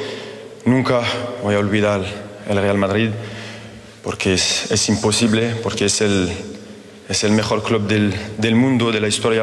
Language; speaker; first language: Spanish; non-native, fluent; French